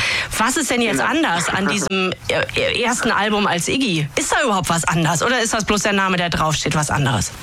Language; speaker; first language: German; native; German